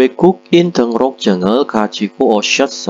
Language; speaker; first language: Korean; non-native, fluent; Indonesian